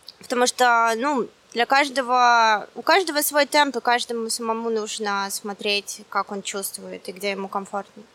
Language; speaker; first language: Russian; native; Russian